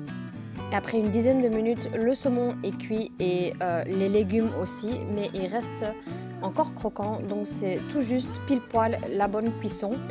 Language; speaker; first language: French; native; French